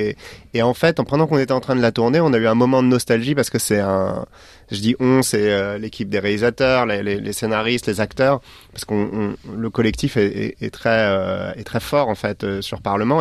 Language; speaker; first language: French; native; French